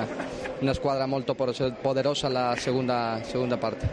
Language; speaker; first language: Italian; non-native, learner; Spanish